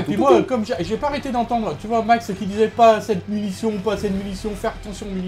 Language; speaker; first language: French; native; French